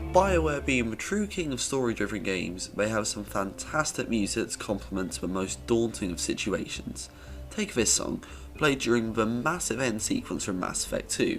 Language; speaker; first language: English; native; English